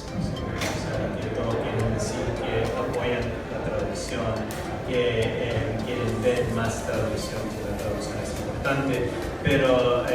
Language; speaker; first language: Spanish; non-native, fluent; English